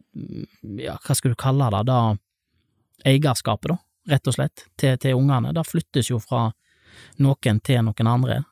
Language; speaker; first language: Norwegian; native; Norwegian